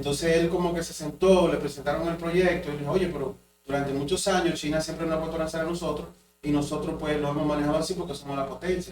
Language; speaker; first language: Spanish; native; Spanish